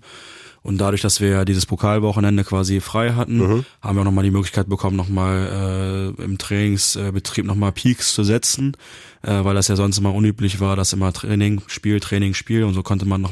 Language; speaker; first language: German; early bilingual, other home language; Turkish